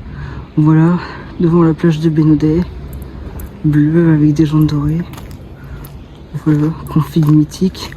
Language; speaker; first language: French; native; French